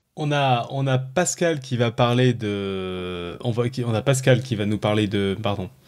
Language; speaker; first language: French; native; French